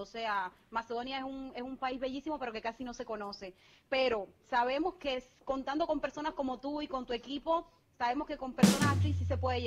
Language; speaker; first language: Spanish; native; Spanish